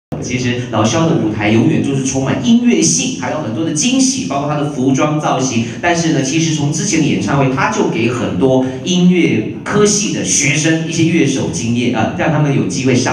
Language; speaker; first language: Chinese; native; Chinese